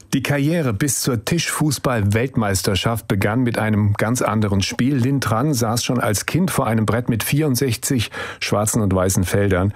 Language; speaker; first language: German; native; German